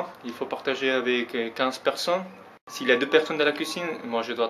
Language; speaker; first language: French; non-native, learner; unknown